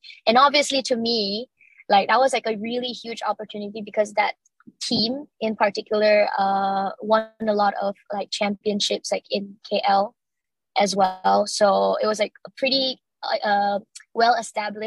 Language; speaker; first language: English; non-native, local second language; Chinese